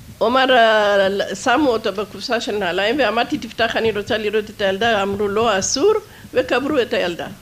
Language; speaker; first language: Hebrew; non-native, fluent; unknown